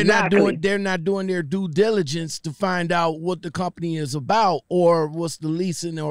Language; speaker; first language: English; native; English